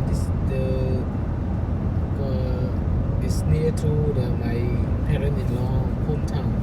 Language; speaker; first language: English; non-native, learner; Khmer